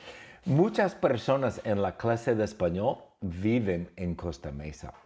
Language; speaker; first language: Spanish; non-native, fluent; English